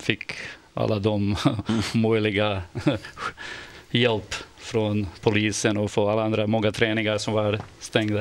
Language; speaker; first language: Swedish; non-native, fluent; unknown